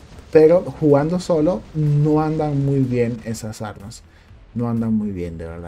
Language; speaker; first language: Spanish; native; Spanish